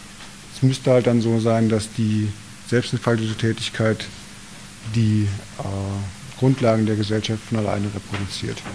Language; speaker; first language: German; native; German